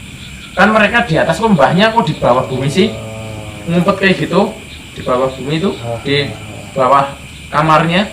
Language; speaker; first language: Indonesian; native; Indonesian